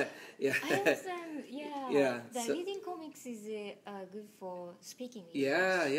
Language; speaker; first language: English; non-native, learner; Japanese